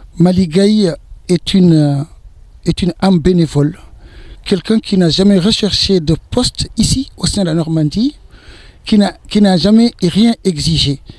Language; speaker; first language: French; non-native, local second language; Wolof